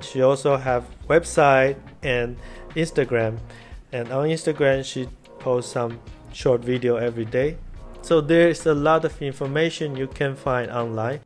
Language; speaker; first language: English; non-native, fluent; Chinese